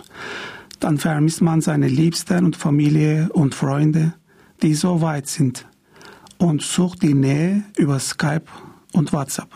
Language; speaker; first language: German; non-native, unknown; Turkish